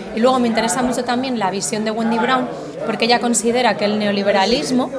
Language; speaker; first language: Spanish; native; Spanish